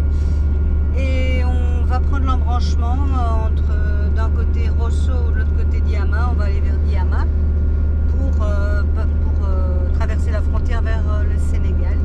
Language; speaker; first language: French; native; French